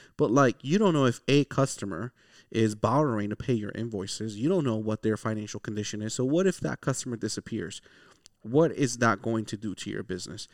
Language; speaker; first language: English; early bilingual, other home language; Spanish